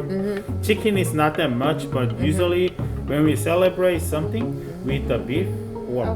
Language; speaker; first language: English; non-native, fluent; Korean